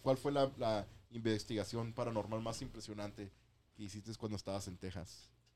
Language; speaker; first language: Spanish; native; Spanish